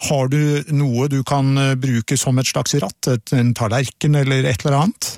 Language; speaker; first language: Norwegian; native; Norwegian